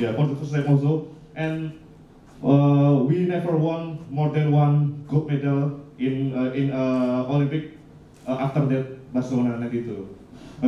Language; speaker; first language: English; non-native, learner; Indonesian